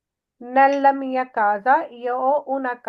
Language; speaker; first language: Italian; non-native, learner; Urdu